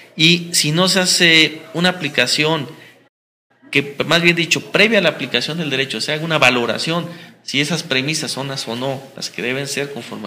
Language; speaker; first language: Spanish; native; Spanish